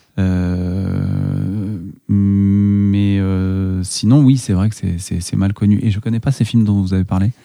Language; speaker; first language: French; native; French